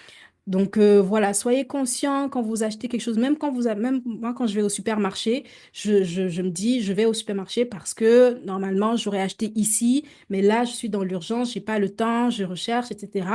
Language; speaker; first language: French; native; French